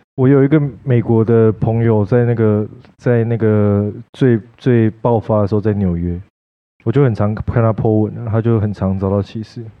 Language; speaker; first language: Chinese; native; Chinese